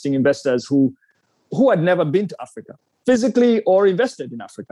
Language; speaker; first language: English; non-native, local second language; Ganda